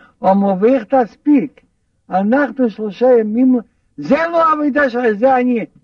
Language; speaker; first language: Hebrew; non-native, fluent; Russian